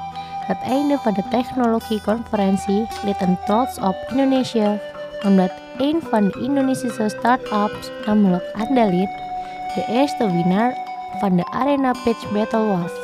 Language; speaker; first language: Dutch; non-native, fluent; Indonesian